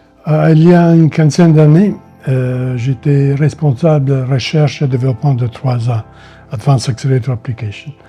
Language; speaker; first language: French; non-native, fluent; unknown